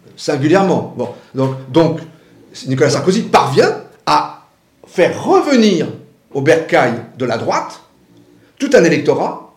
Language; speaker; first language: French; native; French